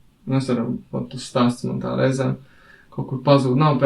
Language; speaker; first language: Latvian; native; Latvian